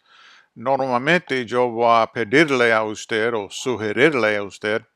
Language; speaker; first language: Spanish; non-native, fluent; English